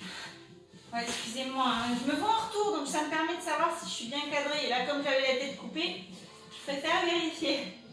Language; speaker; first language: French; native; French